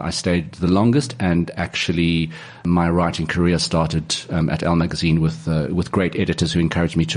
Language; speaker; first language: English; native; English